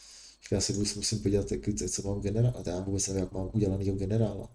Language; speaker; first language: Czech; native; Czech